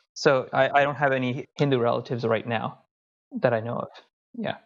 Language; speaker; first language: English; early bilingual, other home language; Hindi